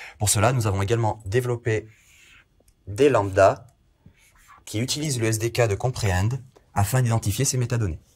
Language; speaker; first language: French; native; French